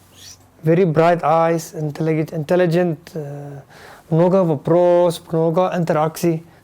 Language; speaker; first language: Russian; non-native, learner; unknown